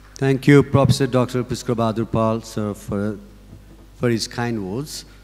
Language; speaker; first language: English; non-native, local second language; Nepali